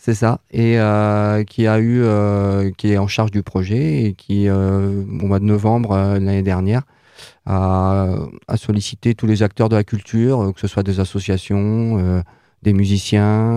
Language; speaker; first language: French; native; French